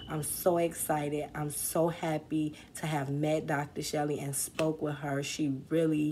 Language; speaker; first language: English; native; English